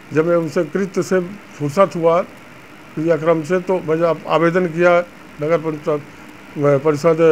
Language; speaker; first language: Hindi; native; Hindi